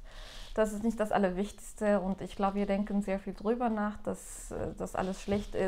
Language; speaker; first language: German; non-native, fluent; Spanish